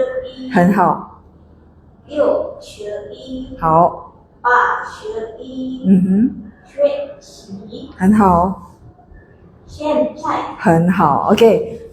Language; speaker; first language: Chinese; non-native, fluent; Indonesian